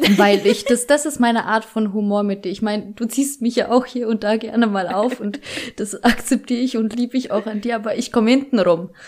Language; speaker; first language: German; early bilingual, other home language; Polish